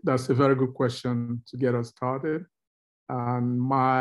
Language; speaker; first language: English; non-native, local second language; Igbo